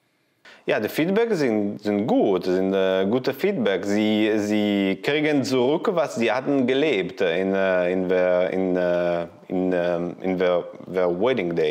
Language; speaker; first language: German; non-native, learner; Italian